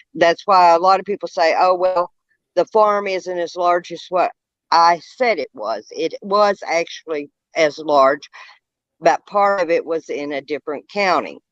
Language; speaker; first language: English; native; English